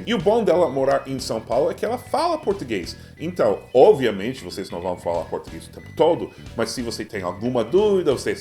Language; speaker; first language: Portuguese; non-native, fluent; English